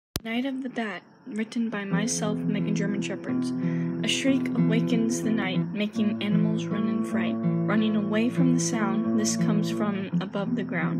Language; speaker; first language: English; native; English